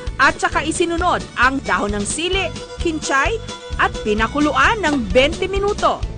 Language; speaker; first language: Filipino; native; Filipino